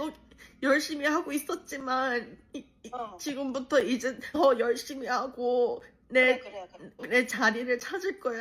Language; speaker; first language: Korean; early bilingual, other home language; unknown